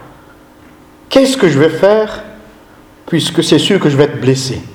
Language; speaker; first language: French; non-native, local second language; Malagasy